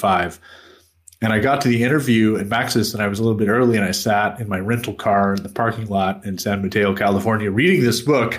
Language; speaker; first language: English; native; English